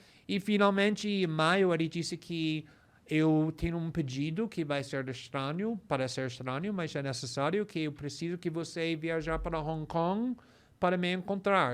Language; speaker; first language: Portuguese; non-native, fluent; English